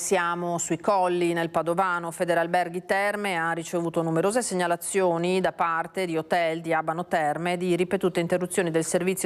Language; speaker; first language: Italian; native; Italian